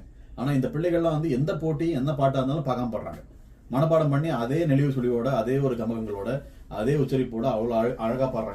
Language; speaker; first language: Tamil; native; Tamil